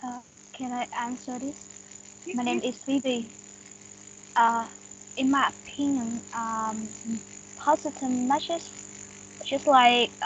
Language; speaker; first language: English; non-native, learner; Vietnamese